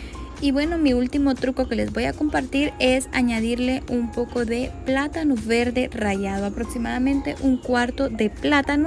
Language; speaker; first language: Spanish; native; Spanish